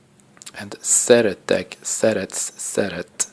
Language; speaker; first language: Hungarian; non-native, learner; English